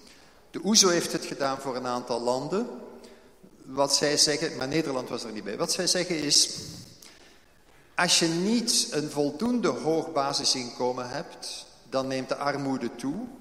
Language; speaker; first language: Dutch; native; Dutch